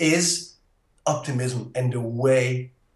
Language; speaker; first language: English; non-native, fluent; French